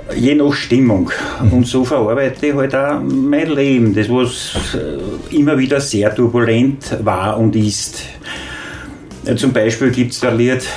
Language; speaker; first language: German; native; German